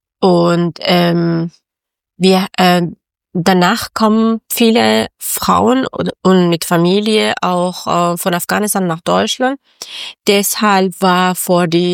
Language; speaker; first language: German; non-native, learner; Persian